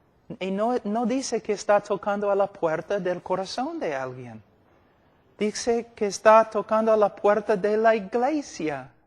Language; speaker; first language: Spanish; non-native, fluent; English